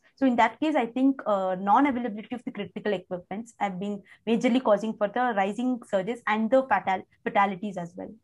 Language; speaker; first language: English; non-native, local second language; Kannada